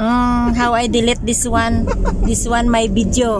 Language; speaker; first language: English; non-native, learner; Filipino